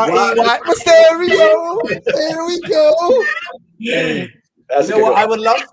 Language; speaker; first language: English; native; English